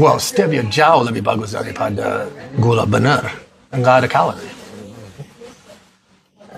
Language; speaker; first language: Indonesian; non-native, learner; English